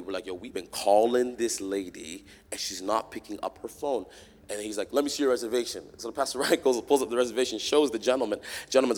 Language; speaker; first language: English; native; English